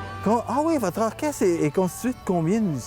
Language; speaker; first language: French; native; French